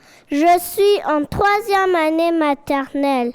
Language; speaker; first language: French; non-native, learner; Kinyarwanda